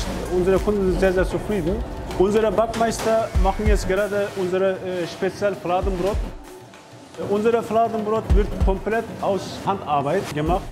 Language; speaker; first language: German; non-native, learner; Turkish